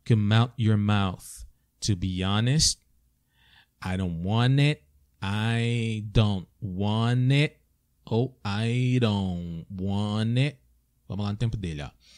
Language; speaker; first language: English; non-native, fluent; Portuguese